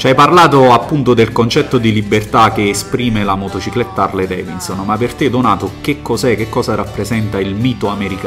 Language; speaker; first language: Italian; native; Italian